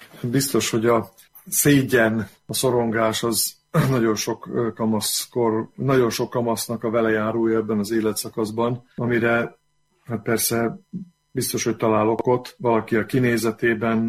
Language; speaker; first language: Hungarian; native; Hungarian